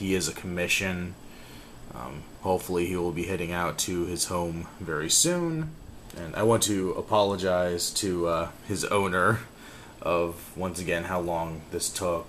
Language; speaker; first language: English; native; English